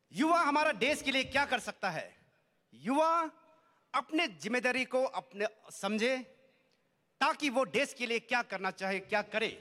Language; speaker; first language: Hindi; non-native, local second language; Nyishi